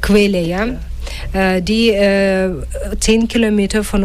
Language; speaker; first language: German; non-native, fluent; Russian